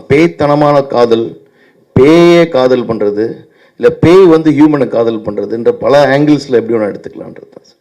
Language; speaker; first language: Tamil; native; Tamil